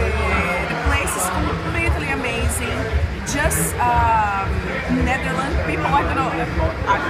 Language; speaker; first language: English; non-native, fluent; Portuguese